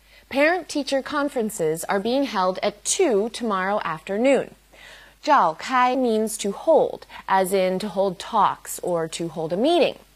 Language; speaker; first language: English; native; English